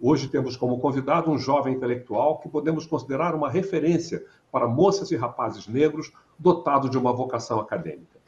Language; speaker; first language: Portuguese; native; Portuguese